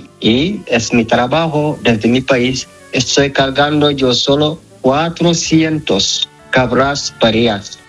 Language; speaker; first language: Spanish; non-native, learner; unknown